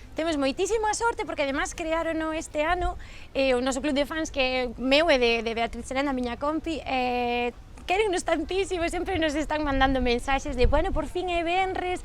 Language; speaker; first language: Galician; native; Galician